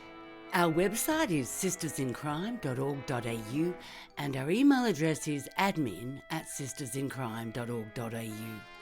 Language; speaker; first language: English; native; English